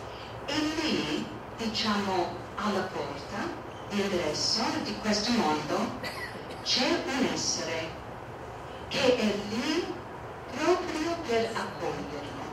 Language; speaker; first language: Italian; non-native, fluent; English